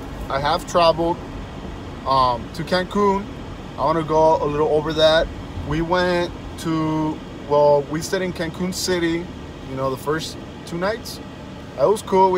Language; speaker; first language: English; early bilingual, other home language; Spanish